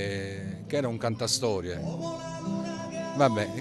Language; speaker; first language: Italian; native; Italian